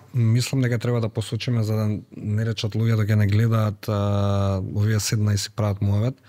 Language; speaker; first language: Macedonian; native; Macedonian